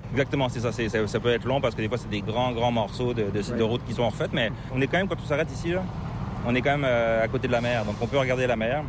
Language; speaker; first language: French; native; French